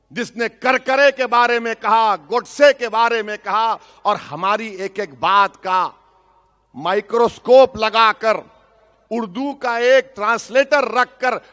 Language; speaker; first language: Hindi; non-native, local second language; Urdu